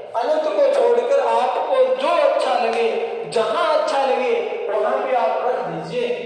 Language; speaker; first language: Hindi; native; Hindi